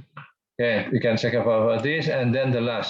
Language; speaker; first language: English; non-native, fluent; Indonesian